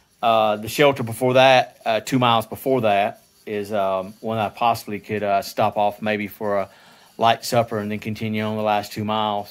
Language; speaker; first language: English; native; English